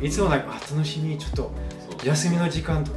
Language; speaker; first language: Japanese; non-native, learner; French